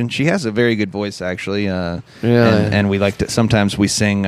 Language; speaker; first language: English; early bilingual, other home language; Russian